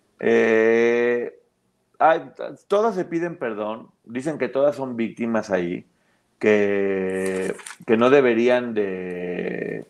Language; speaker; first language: Spanish; native; Spanish